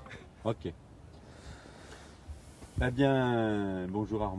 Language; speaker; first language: French; native; French